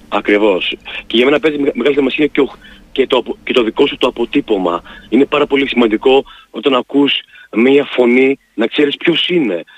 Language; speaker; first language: Greek; native; Greek